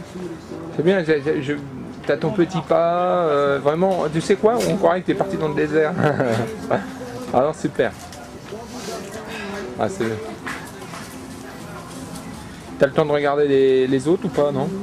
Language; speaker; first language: French; native; French